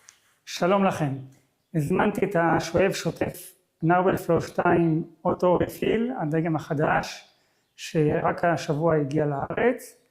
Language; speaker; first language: Hebrew; native; Hebrew